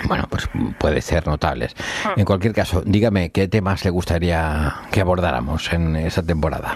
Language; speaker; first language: Spanish; native; Spanish